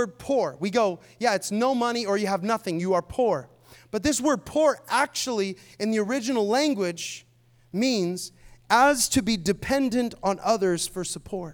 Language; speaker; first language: English; native; English